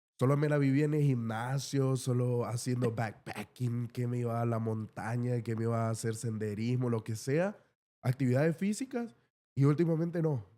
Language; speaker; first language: Spanish; native; Spanish